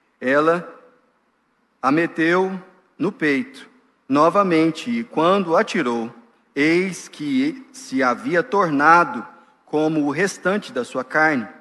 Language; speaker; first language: Portuguese; native; Portuguese